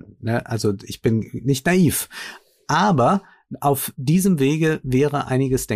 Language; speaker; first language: German; native; German